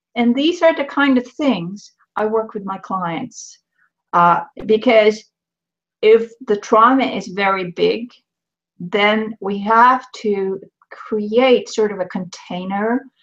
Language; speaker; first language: English; non-native, fluent; Swedish